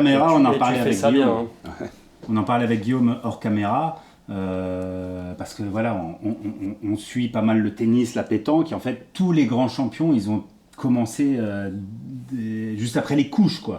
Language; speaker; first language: French; native; French